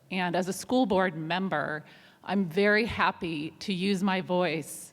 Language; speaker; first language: English; non-native, fluent; German